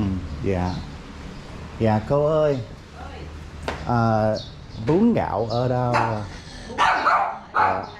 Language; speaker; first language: Vietnamese; non-native, learner; English